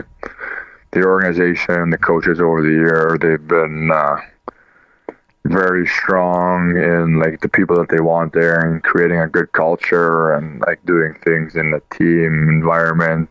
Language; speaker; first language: English; native; English